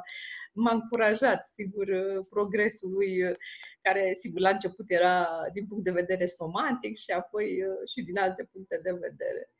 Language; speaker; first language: Romanian; native; Romanian